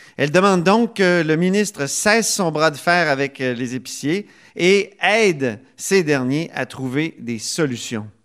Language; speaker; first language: French; native; French